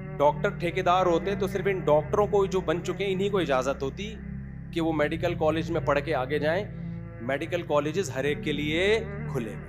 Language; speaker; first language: Urdu; native; Urdu